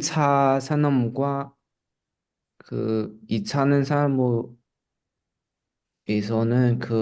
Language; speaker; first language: Korean; non-native, learner; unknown